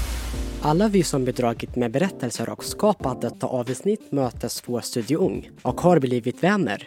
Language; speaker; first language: Swedish; non-native, fluent; Tigrinya